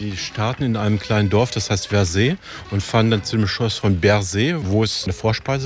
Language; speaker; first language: German; non-native, fluent; French